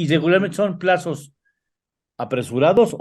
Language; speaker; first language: Spanish; native; Spanish